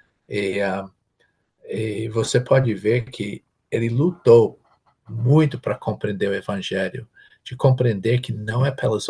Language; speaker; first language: Portuguese; non-native, fluent; English